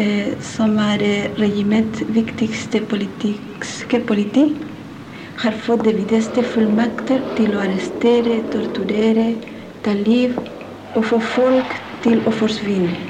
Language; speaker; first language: Norwegian; non-native, learner; Spanish